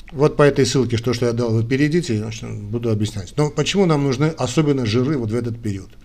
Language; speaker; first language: Russian; non-native, local second language; Armenian